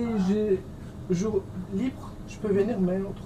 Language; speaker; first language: French; non-native, learner; Turkish